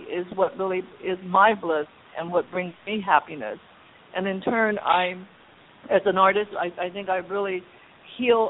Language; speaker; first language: English; native; English